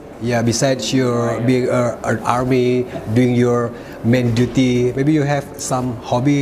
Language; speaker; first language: English; non-native, learner; Indonesian